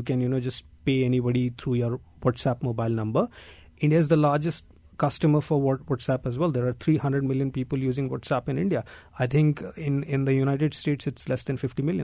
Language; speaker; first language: English; non-native, local second language; Hindi